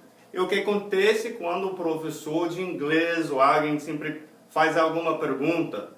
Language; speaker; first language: Portuguese; non-native, fluent; English